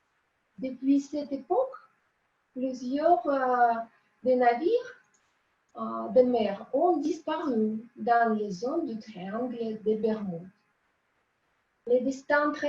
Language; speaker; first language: French; non-native, fluent; Russian